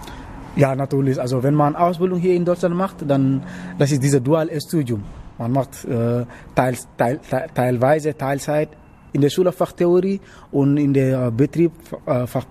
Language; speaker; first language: German; non-native, learner; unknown